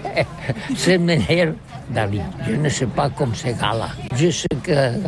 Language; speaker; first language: French; non-native, learner; Catalan